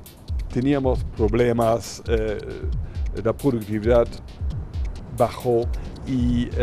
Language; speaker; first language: Spanish; non-native, fluent; German